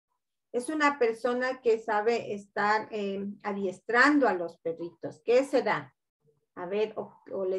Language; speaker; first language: Spanish; native; Spanish